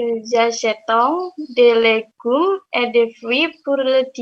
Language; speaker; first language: French; non-native, learner; Indonesian